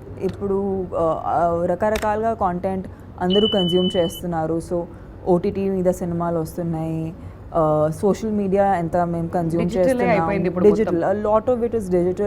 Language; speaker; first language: Telugu; non-native, fluent; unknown